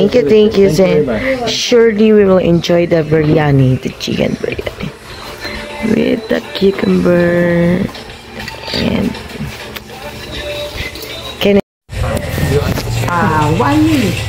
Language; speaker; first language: English; non-native, local second language; Filipino